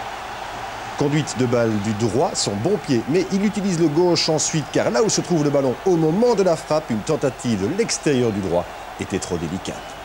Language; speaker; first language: French; native; French